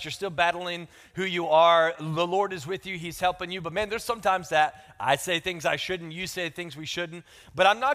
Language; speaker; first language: English; native; English